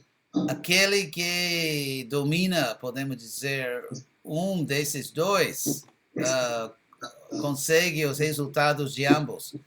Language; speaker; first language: Portuguese; non-native, fluent; English